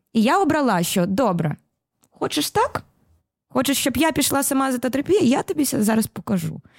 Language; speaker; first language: Ukrainian; non-native, local second language; Russian